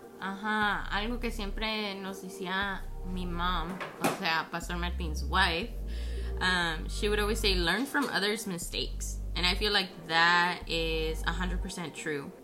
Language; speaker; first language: English; early bilingual, other home language; Spanish